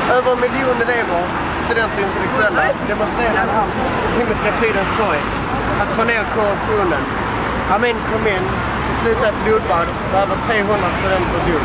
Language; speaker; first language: Swedish; native; Swedish